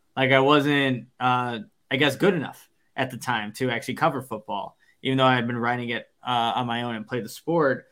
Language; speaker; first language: English; native; English